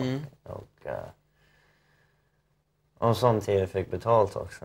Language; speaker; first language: Swedish; non-native, fluent; English